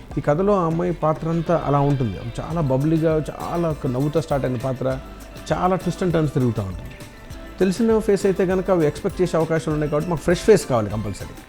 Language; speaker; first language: Telugu; native; Telugu